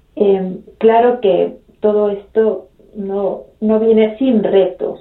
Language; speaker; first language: Spanish; native; Spanish